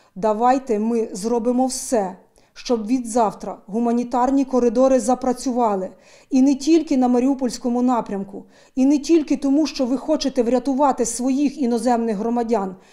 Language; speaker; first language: Ukrainian; native; Ukrainian